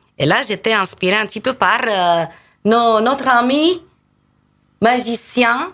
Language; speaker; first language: French; non-native, fluent; Romanian